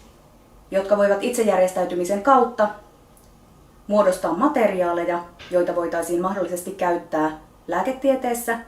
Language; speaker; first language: Finnish; native; Finnish